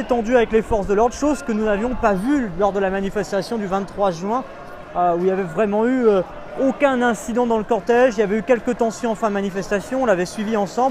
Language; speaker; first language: French; native; French